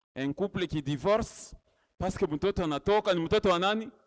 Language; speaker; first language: French; non-native, local second language; Swahili